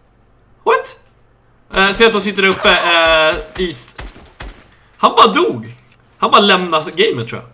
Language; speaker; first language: Swedish; native; Swedish